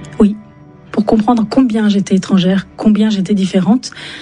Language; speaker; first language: French; non-native, local second language; Turkish